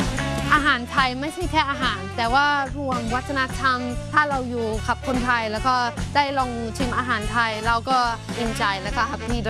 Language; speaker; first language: Thai; non-native, fluent; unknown